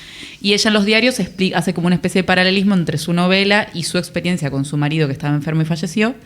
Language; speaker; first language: Spanish; native; Spanish